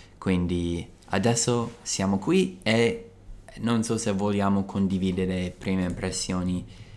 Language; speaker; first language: Italian; non-native, fluent; English